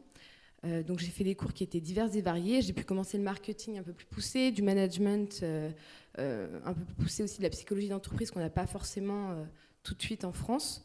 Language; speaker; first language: French; native; French